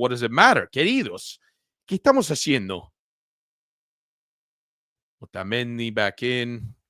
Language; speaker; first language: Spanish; early bilingual, heritage; Spanish